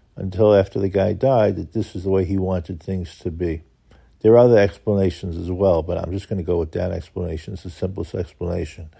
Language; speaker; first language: English; native; English